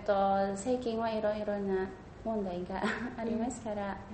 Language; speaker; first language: Japanese; non-native, learner; Indonesian